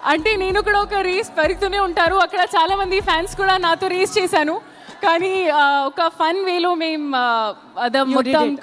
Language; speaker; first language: Telugu; non-native, local second language; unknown